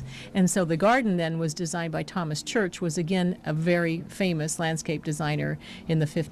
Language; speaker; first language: English; native; English